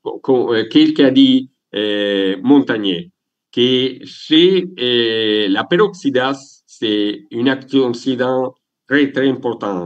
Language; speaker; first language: French; non-native, learner; Italian